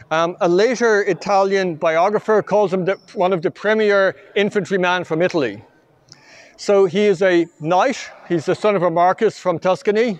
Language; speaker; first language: English; native; English